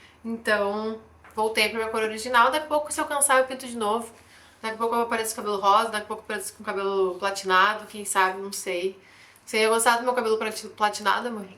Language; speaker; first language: Portuguese; native; Portuguese